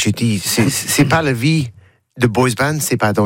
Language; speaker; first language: French; non-native, learner; English